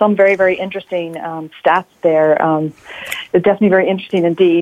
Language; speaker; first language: English; native; English